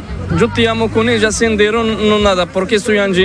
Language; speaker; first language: Spanish; non-native, learner; Arabic